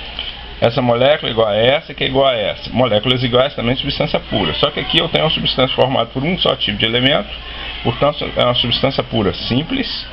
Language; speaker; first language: Portuguese; native; Portuguese